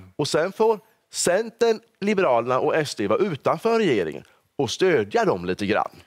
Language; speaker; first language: Swedish; native; Swedish